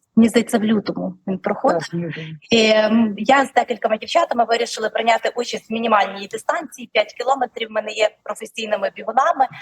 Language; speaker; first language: Ukrainian; native; Ukrainian